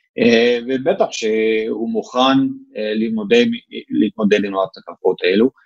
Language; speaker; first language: Hebrew; non-native, fluent; English